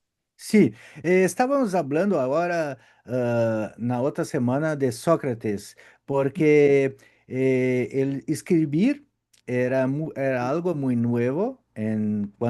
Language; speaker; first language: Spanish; non-native, fluent; Portuguese